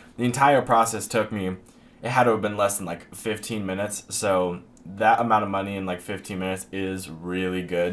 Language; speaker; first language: English; native; English